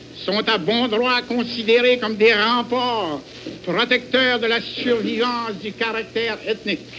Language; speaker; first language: French; native; French